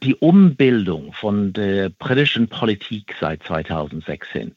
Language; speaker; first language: German; non-native, fluent; English